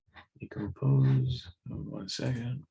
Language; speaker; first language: English; native; English